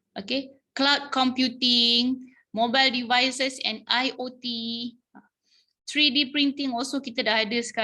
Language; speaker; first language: Malay; native; Malay